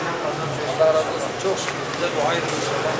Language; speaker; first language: Turkish; native; Turkish